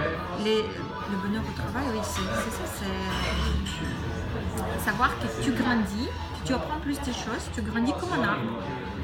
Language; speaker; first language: French; non-native, fluent; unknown